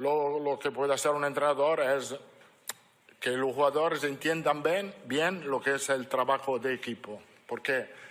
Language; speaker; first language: Spanish; non-native, fluent; Italian